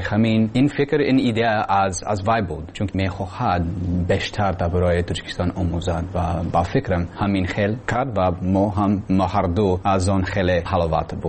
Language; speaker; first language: Persian; non-native, learner; English